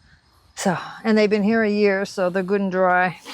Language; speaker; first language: English; native; English